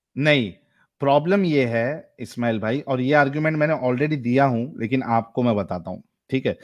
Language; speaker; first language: Hindi; native; Hindi